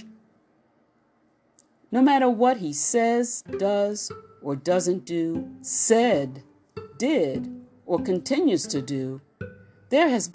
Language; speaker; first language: English; native; English